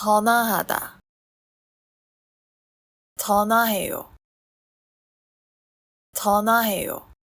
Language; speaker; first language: Korean; non-native, fluent; Chinese